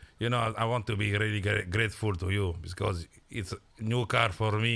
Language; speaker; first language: English; non-native, fluent; French